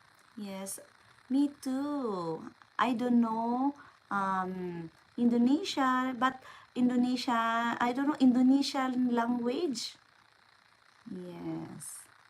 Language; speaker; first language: English; non-native, local second language; Filipino